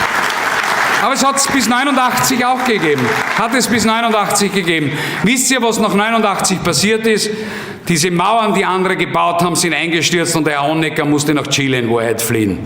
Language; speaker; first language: German; native; German